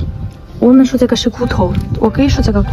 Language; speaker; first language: Chinese; non-native, learner; Ukrainian